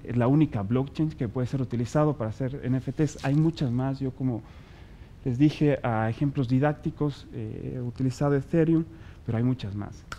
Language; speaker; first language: Spanish; native; Spanish